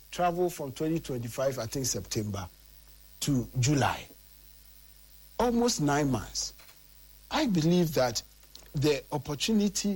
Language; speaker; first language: English; non-native, local second language; Akan